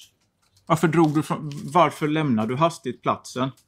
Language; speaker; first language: Swedish; native; Swedish